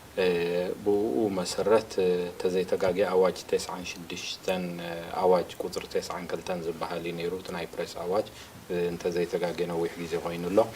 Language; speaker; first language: Tigrinya; native; Tigrinya